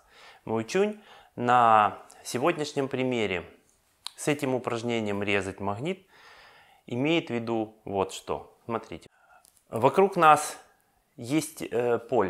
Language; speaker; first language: Russian; native; Russian